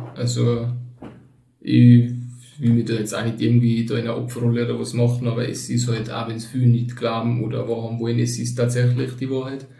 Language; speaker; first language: German; early bilingual, other home language; Turkish